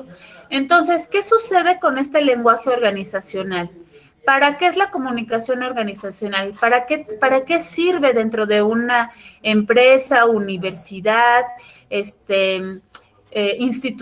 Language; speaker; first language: Spanish; native; Spanish